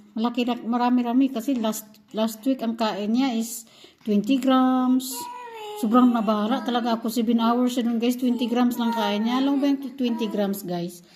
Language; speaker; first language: Filipino; non-native, local second language; Cebuano